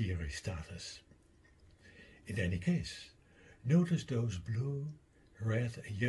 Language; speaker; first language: English; non-native, fluent; Dutch